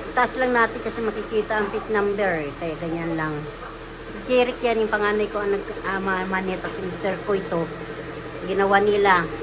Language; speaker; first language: Filipino; native; Filipino